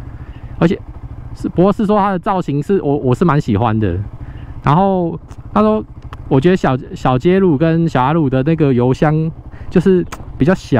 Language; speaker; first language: Chinese; native; Chinese